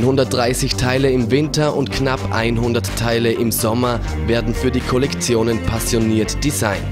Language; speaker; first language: German; native; German